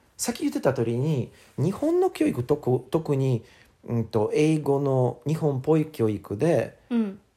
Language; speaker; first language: Japanese; non-native, learner; English